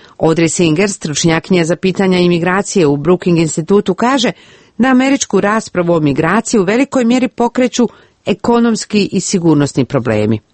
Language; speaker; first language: Croatian; native; Croatian